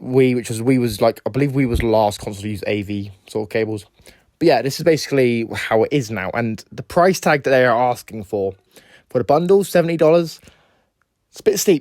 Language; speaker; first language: English; native; English